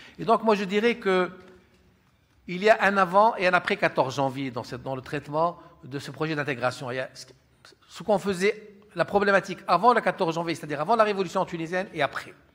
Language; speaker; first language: French; non-native, local second language; Arabic